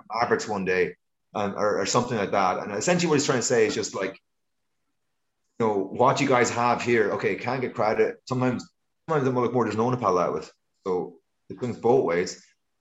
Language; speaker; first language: English; native; English